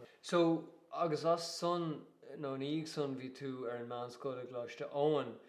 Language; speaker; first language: Irish; native; Irish